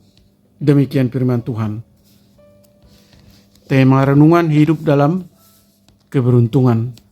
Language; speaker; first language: Indonesian; native; Indonesian